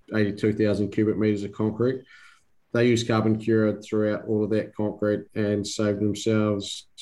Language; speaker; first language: English; native; English